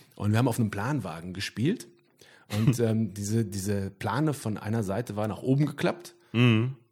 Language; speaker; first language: German; native; German